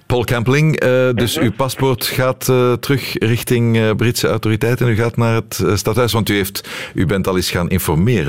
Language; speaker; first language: Dutch; native; Dutch